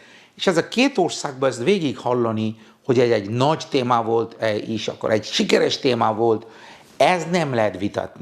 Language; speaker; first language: Hungarian; non-native, fluent; Bangla